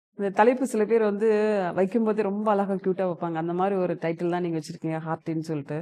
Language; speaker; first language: Tamil; native; Tamil